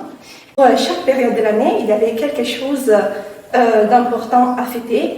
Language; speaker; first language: French; non-native, fluent; Italian